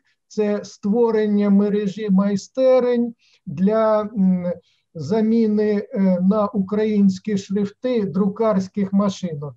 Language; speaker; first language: Ukrainian; native; Ukrainian